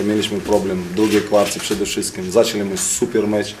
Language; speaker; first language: Polish; non-native, fluent; Russian